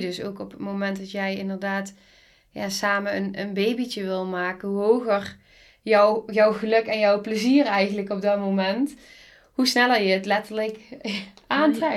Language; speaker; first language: Dutch; native; Dutch